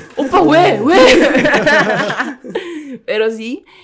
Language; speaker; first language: Spanish; non-native, fluent; Korean